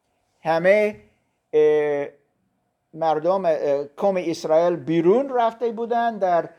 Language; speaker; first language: Persian; non-native, fluent; German